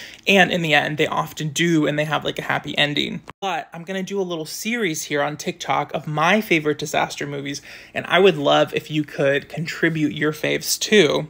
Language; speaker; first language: English; native; English